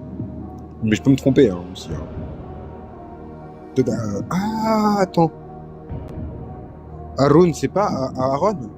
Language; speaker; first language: French; native; French